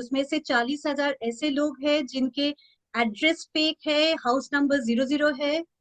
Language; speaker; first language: Hindi; non-native, local second language; Bangla